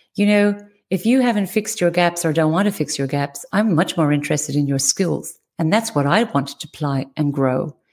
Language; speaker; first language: English; native; English